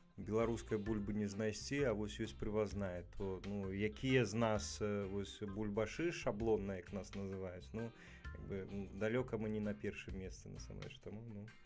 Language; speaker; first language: Belarusian; native; Belarusian